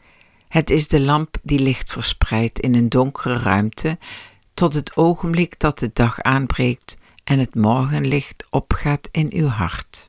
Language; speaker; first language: Dutch; native; Dutch